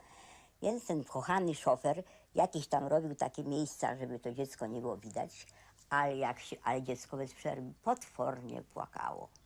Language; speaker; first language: Polish; native; Polish